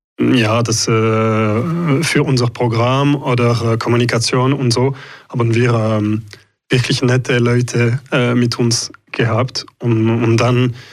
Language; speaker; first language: German; non-native, local second language; French